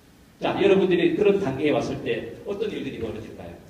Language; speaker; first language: Korean; native; Korean